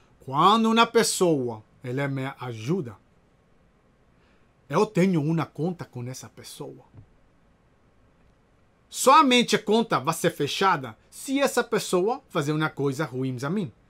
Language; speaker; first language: Portuguese; non-native, learner; Spanish